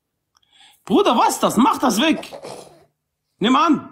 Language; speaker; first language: German; non-native, local second language; Arabic